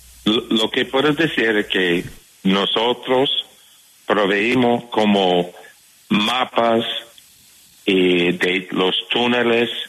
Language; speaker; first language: Spanish; non-native, fluent; English